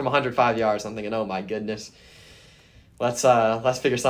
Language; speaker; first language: English; native; English